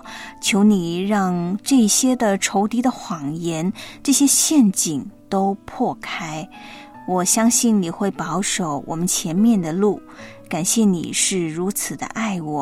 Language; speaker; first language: Chinese; native; Chinese